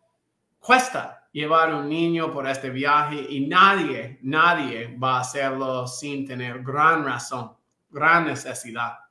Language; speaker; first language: Spanish; non-native, fluent; English